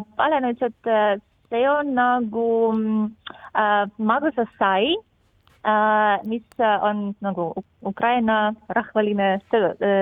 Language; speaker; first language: Estonian; non-native, learner; Ukrainian